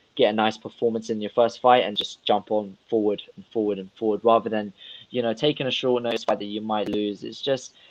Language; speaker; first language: English; non-native, fluent; Russian